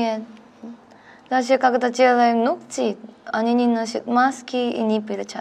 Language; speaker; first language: Russian; non-native, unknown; Korean